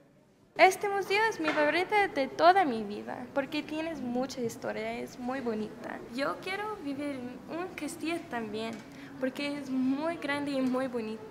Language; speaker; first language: Spanish; non-native, learner; English